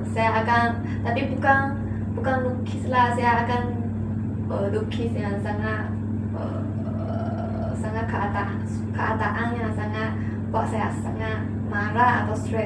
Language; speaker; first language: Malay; non-native, local second language; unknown